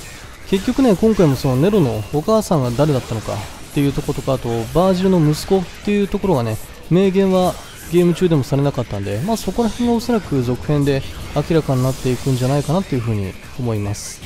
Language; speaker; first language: Japanese; native; Japanese